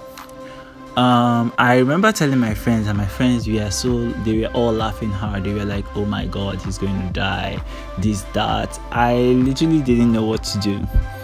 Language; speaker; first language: English; non-native, local second language; Igbo